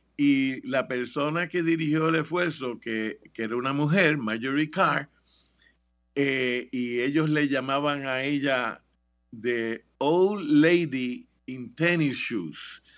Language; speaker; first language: Spanish; native; Spanish